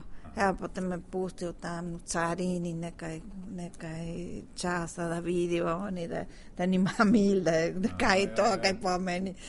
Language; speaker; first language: Slovenian; early bilingual, heritage; Spanish